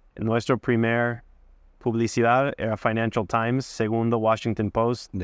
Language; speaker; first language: Spanish; non-native, fluent; English